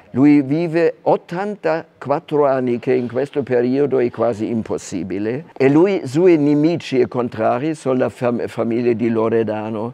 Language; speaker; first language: Italian; non-native, fluent; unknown